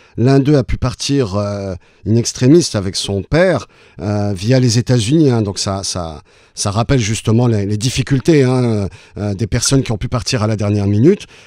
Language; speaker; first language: French; non-native, local second language; Arabic